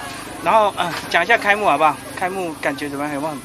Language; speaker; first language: Chinese; native; Chinese